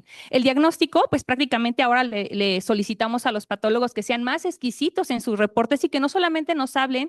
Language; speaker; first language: Spanish; native; Spanish